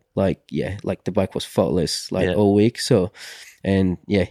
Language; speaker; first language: English; non-native, fluent; Portuguese